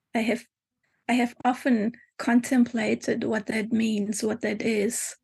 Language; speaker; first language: English; non-native, fluent; German